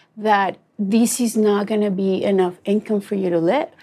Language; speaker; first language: English; non-native, fluent; Spanish